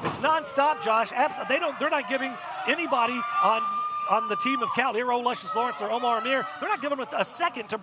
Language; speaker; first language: English; native; English